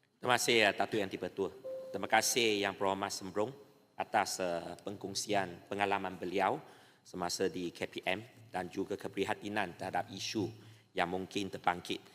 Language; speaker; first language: Malay; native; Malay